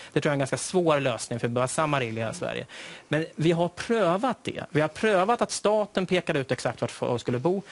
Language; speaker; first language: Swedish; native; Swedish